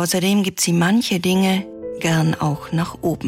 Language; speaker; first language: German; native; German